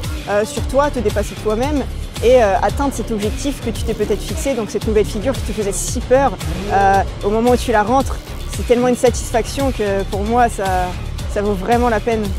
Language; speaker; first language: French; native; French